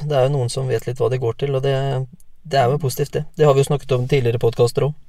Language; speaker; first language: Norwegian; native; Norwegian